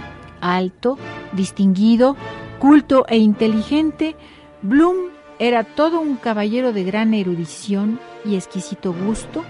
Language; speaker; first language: Spanish; native; Spanish